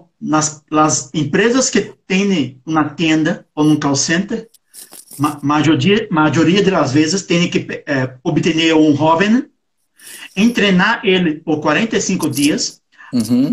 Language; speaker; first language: Portuguese; non-native, learner; Spanish